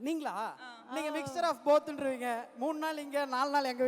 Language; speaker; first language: Tamil; native; Tamil